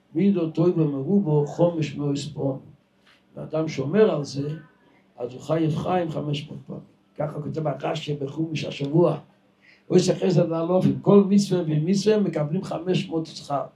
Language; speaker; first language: Hebrew; non-native, local second language; Yiddish